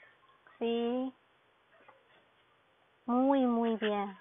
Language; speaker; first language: Spanish; non-native, learner; Chinese